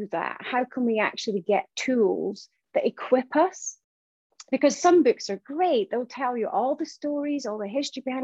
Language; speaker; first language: English; native; English